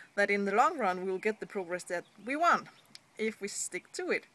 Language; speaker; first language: English; non-native, fluent; Danish